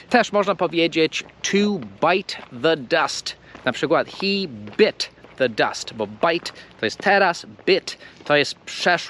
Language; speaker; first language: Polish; non-native, fluent; English